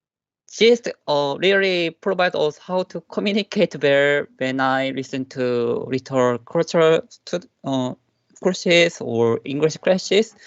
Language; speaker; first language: English; non-native, learner; Korean